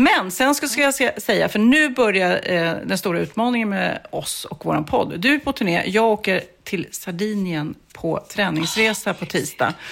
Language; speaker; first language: Swedish; native; Swedish